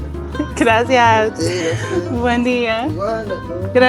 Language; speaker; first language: Spanish; non-native, learner; English